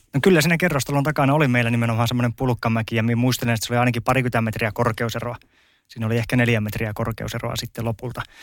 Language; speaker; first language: Finnish; native; Finnish